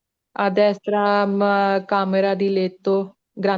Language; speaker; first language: Italian; non-native, learner; Punjabi